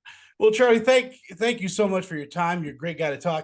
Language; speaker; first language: English; native; English